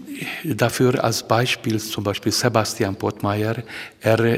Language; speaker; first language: German; non-native, fluent; Hungarian